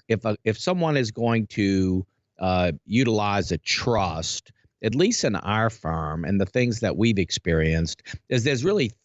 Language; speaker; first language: English; native; English